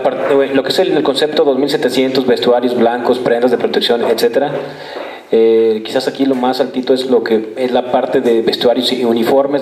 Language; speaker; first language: Spanish; native; Spanish